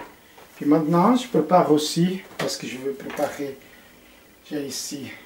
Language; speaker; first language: French; non-native, fluent; Portuguese